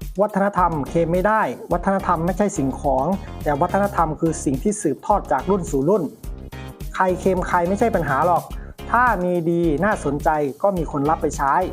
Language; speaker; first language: Thai; native; Thai